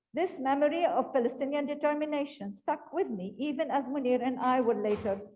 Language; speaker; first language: English; non-native, fluent; Arabic